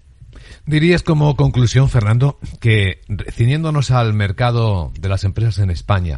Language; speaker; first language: Spanish; native; Spanish